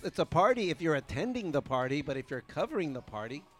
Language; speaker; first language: English; early bilingual, other home language; Spanish